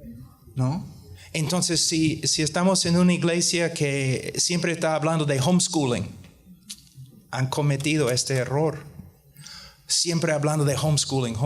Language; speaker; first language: Spanish; non-native, fluent; English